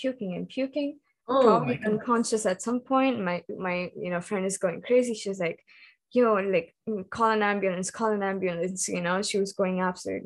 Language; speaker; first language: English; non-native, local second language; Hindi